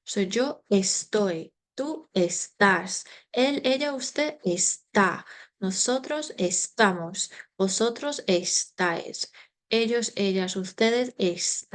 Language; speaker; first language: Spanish; non-native, fluent; English